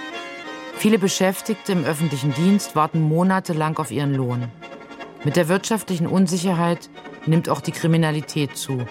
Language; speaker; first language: German; native; German